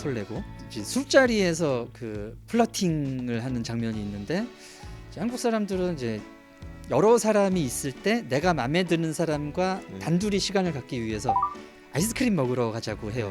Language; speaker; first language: Korean; native; Korean